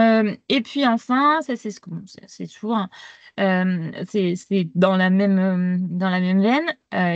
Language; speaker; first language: French; native; French